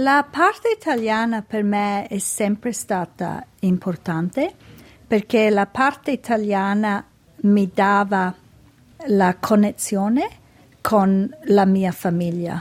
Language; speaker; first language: Italian; early bilingual, heritage; Italian